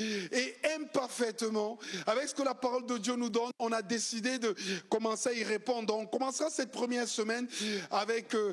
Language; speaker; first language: French; native; French